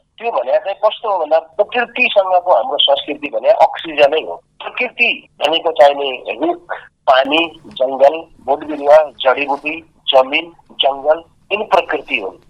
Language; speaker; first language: Nepali; non-native, local second language; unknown